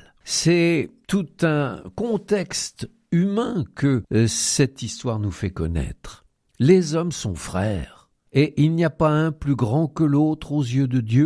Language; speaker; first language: French; native; French